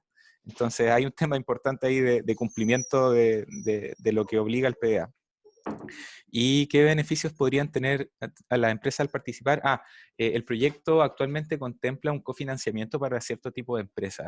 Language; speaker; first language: Spanish; native; Spanish